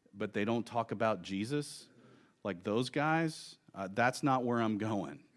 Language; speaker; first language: English; native; English